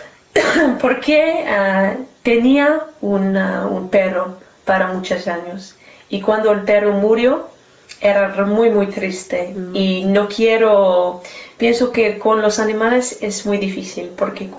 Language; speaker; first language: Spanish; non-native, learner; English